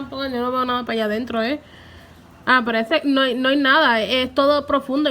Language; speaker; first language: Spanish; early bilingual, heritage; Spanish